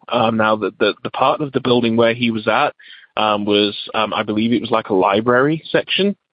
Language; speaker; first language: English; native; English